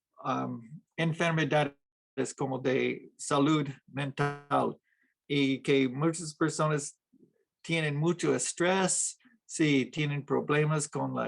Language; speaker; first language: Spanish; non-native, fluent; English